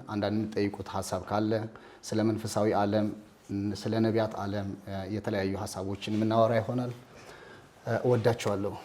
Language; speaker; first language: Amharic; non-native, local second language; Tigrinya